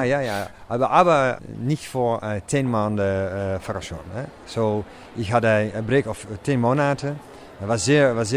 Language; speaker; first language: German; non-native, learner; Dutch